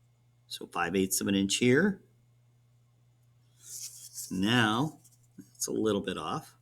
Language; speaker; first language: English; native; English